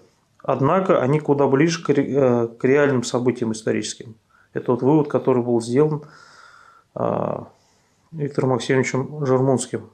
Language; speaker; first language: Russian; native; Russian